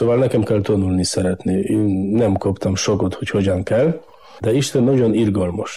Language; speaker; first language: Hungarian; non-native, fluent; Polish